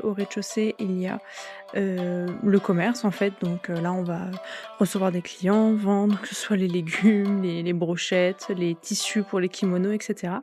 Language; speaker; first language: French; native; French